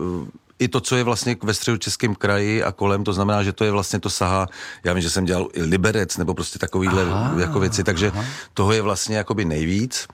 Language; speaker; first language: Czech; native; Czech